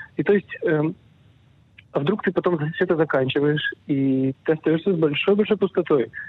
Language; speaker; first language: Russian; early bilingual, other home language; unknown